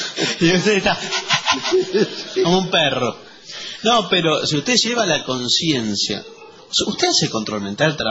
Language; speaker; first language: Spanish; native; Spanish